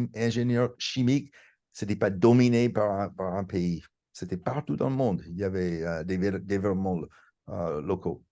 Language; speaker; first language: French; non-native, fluent; English